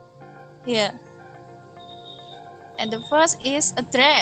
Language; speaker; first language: English; non-native, learner; Indonesian